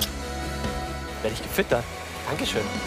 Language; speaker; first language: German; non-native, fluent; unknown